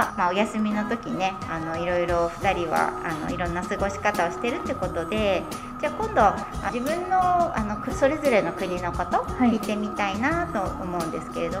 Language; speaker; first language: Japanese; native; Japanese